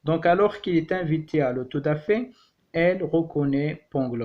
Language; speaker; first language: French; non-native, local second language; Arabic